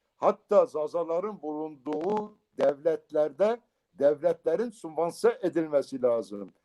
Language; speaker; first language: Turkish; non-native, local second language; Kurdish